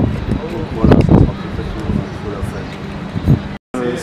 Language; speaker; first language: French; native; French